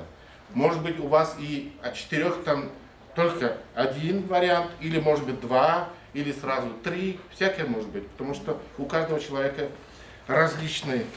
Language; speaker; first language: Russian; non-native, fluent; Mongolian